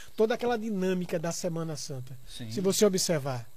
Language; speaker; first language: Portuguese; native; Portuguese